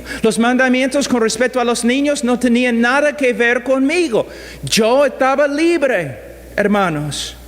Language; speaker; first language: Spanish; non-native, fluent; English